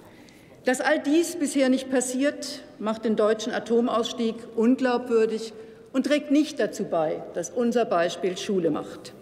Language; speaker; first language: German; native; German